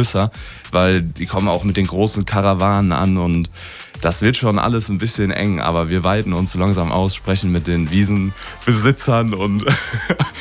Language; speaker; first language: German; native; German